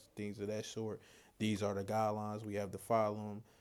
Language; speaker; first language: English; native; English